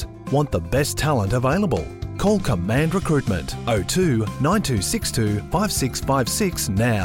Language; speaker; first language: English; native; English